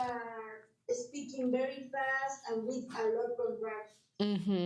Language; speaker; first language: English; non-native, learner; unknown